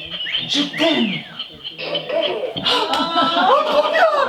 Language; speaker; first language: French; native; French